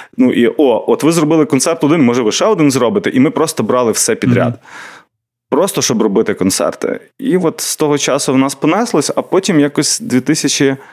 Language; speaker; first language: Ukrainian; native; Ukrainian